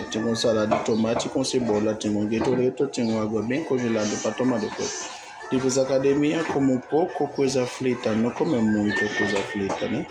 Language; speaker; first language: Portuguese; non-native, learner; Haitian Creole